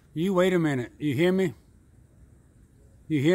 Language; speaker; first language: English; native; English